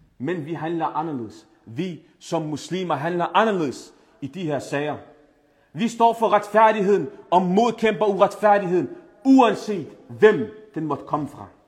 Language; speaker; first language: Danish; early bilingual, other home language; Arabic